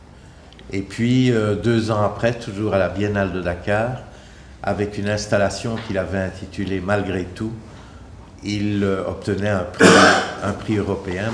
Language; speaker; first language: French; native; French